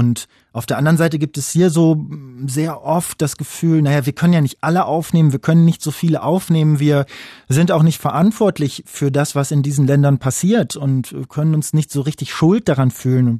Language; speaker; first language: German; native; German